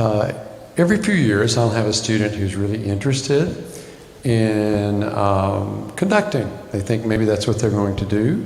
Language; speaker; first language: English; native; English